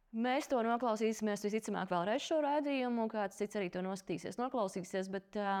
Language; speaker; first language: Latvian; native; Latvian